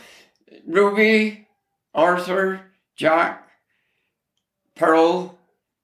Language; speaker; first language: English; native; English